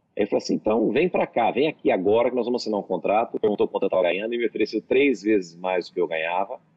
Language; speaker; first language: Portuguese; native; Portuguese